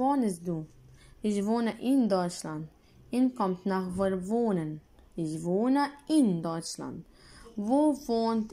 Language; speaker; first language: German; non-native, learner; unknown